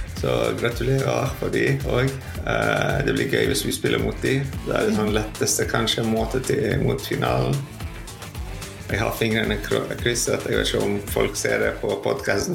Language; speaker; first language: Norwegian; non-native, fluent; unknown